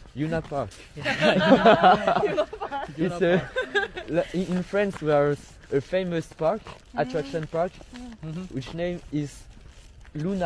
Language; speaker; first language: English; non-native, learner; French